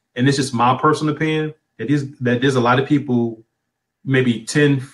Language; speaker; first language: English; native; English